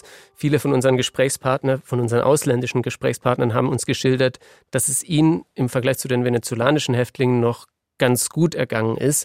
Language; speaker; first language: German; native; German